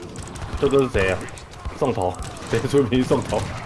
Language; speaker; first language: Chinese; native; Chinese